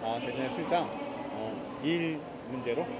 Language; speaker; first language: Korean; native; Korean